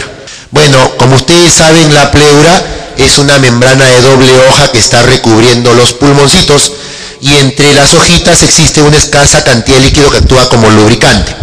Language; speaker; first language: Spanish; native; Spanish